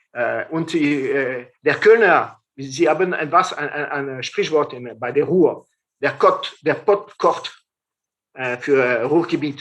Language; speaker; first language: German; non-native, fluent; French